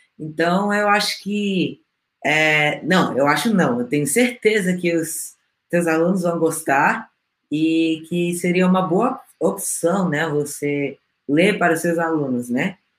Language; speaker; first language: Portuguese; non-native, fluent; Spanish